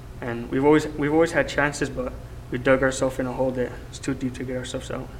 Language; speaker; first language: English; native; English